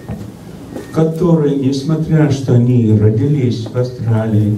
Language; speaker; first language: Russian; early bilingual, heritage; Russian